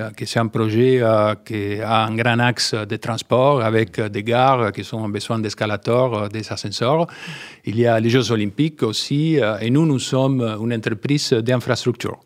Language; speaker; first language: French; non-native, fluent; Spanish